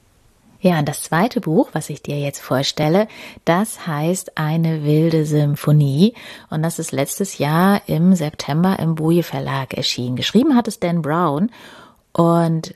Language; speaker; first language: German; native; German